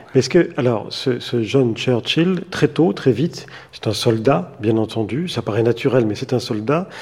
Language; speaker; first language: French; native; French